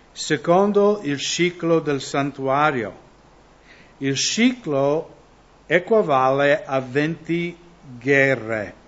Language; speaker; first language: Italian; non-native, fluent; English